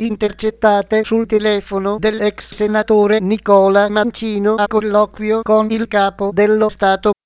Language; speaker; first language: Italian; native; Italian